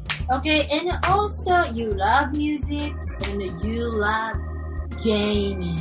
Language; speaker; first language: English; non-native, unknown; Japanese